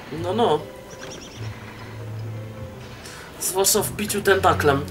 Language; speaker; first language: Polish; native; Polish